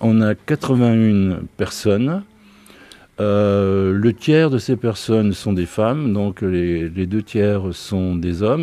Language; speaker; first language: French; native; French